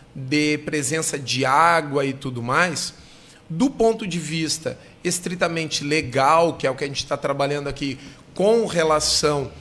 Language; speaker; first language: Portuguese; native; Portuguese